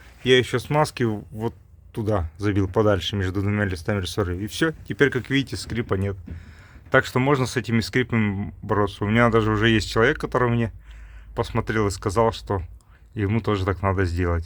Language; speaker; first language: Russian; native; Russian